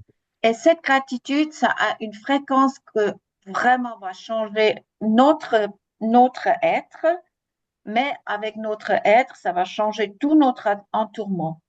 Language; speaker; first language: French; non-native, fluent; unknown